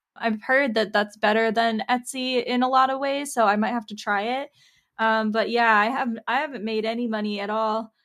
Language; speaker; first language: English; native; English